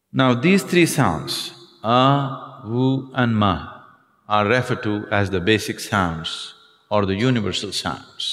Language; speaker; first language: English; non-native, local second language; Tamil